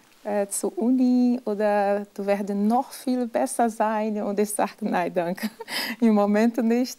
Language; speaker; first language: German; non-native, fluent; Portuguese